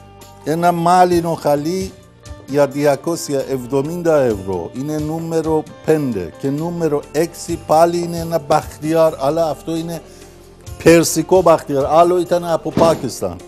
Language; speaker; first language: Greek; non-native, learner; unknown